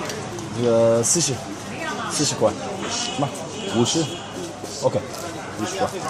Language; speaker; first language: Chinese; non-native, learner; English